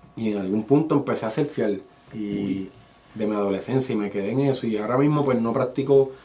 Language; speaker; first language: Spanish; native; Spanish